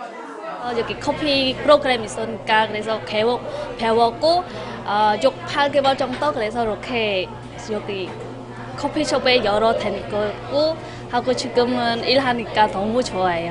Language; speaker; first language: Korean; non-native, learner; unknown